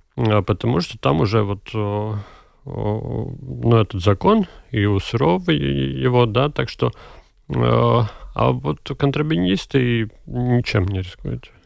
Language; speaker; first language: Russian; non-native, local second language; Latvian